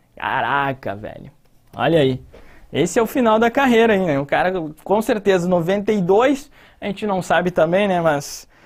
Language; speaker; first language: Portuguese; native; Portuguese